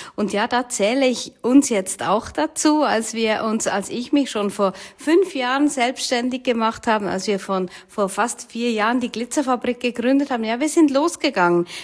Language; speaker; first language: German; native; German